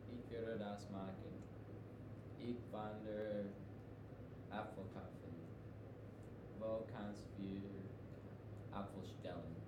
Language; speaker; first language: German; non-native, learner; English